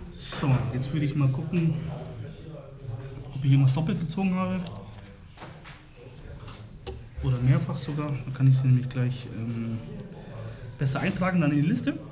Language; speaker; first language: German; native; German